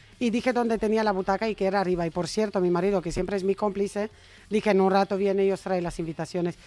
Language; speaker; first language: Spanish; non-native, fluent; Romanian